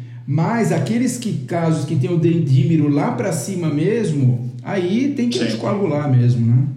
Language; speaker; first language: Portuguese; native; Portuguese